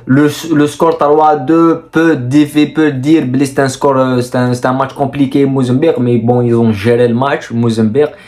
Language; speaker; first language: French; non-native, local second language; Kabyle